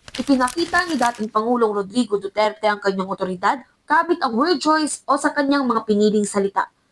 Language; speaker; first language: Filipino; native; Filipino